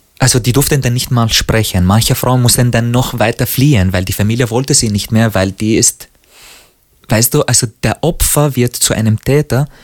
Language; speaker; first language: German; non-native, fluent; Arabic